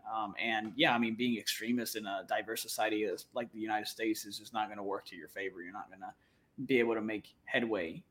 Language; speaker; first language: English; native; English